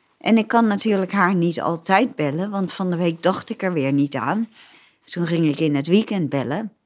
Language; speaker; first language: Dutch; native; Dutch